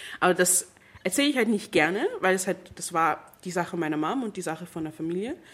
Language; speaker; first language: German; non-native, fluent; English